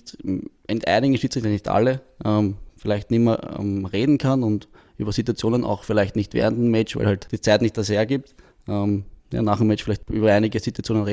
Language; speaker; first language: German; native; German